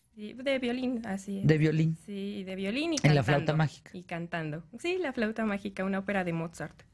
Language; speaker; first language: Spanish; native; Spanish